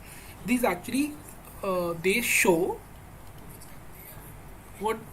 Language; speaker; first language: English; non-native, local second language; Hindi